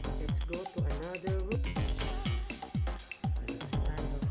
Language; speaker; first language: English; non-native, local second language; Filipino